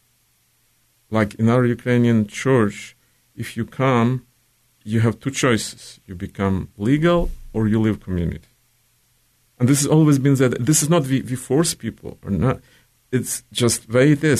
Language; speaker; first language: English; non-native, fluent; Ukrainian